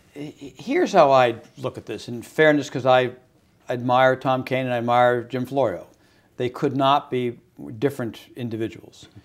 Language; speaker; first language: English; native; English